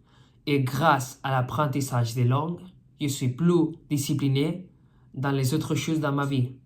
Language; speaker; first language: French; non-native, fluent; Spanish